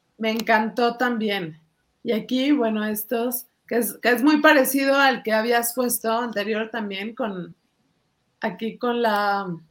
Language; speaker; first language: Spanish; native; Spanish